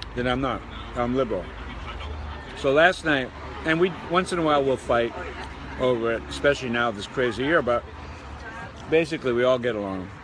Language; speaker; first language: English; native; English